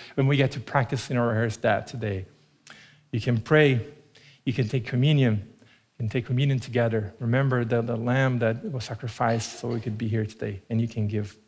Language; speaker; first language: English; non-native, fluent; Portuguese